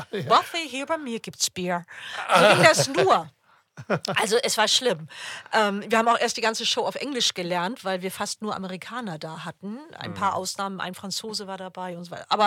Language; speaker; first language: German; native; German